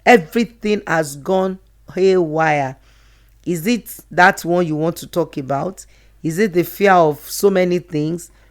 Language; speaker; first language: English; non-native, local second language; Yoruba